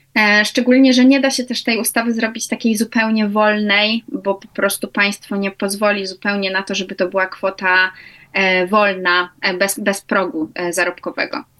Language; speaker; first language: Polish; native; Polish